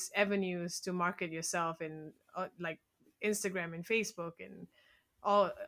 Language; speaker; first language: English; native; English